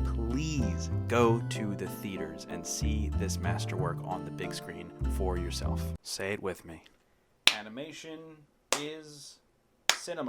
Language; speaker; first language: English; native; English